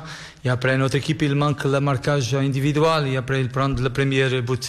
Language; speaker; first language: French; non-native, learner; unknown